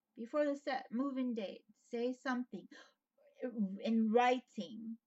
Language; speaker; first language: English; native; English